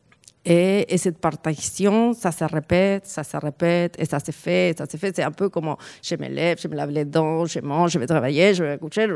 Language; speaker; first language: French; non-native, fluent; Spanish